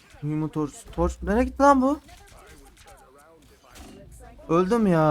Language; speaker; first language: Turkish; native; Turkish